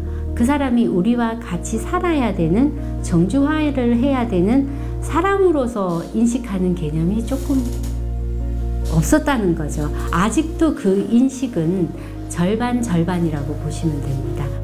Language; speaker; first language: Korean; native; Korean